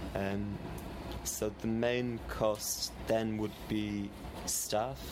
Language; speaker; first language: English; native; English